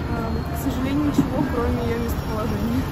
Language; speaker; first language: Russian; native; Russian